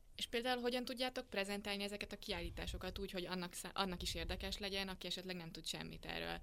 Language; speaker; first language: Hungarian; native; Hungarian